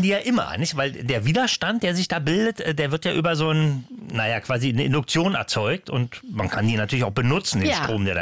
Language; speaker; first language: German; native; German